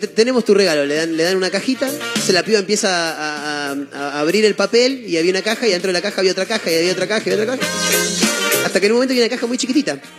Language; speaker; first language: Spanish; native; Spanish